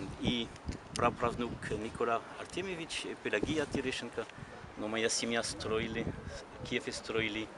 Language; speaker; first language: Russian; non-native, learner; French